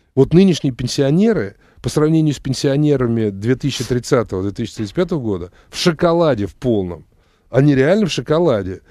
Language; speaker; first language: Russian; native; Russian